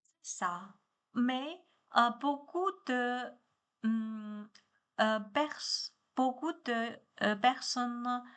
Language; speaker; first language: French; non-native, learner; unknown